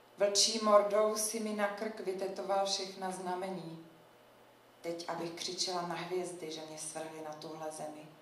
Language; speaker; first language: Czech; native; Czech